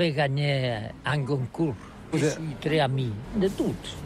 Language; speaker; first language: French; non-native, learner; Catalan